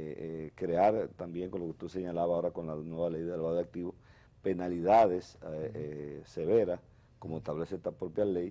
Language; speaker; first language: Spanish; native; Spanish